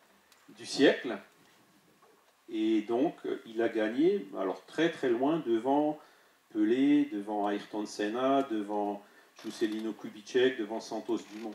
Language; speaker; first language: French; native; French